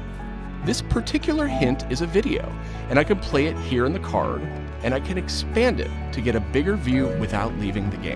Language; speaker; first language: English; native; English